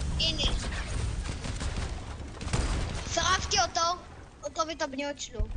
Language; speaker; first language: Hebrew; native; Hebrew